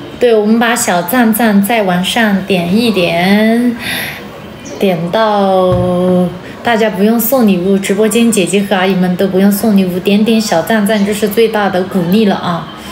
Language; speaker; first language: Chinese; non-native, local second language; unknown